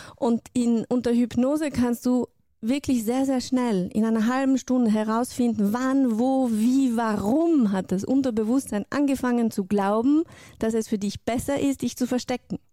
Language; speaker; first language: German; non-native, fluent; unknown